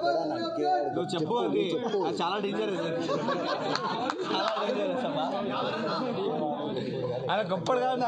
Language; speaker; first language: Telugu; non-native, learner; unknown